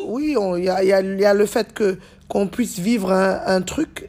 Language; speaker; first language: French; non-native, local second language; Wolof